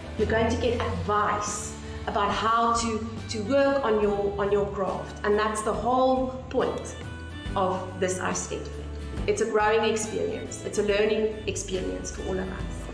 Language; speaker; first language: English; non-native, local second language; Afrikaans